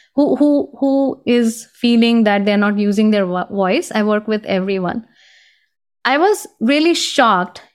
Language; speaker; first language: English; non-native, local second language; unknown